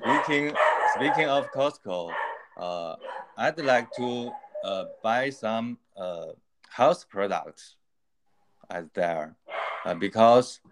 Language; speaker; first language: English; non-native, learner; Chinese